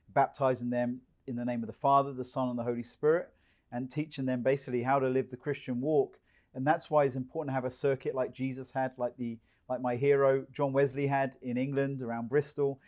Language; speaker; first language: English; native; English